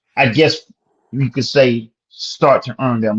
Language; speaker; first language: English; native; English